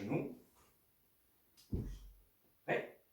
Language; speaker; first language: French; native; French